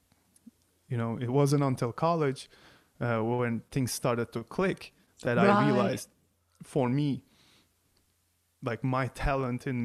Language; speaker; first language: English; non-native, fluent; Turkish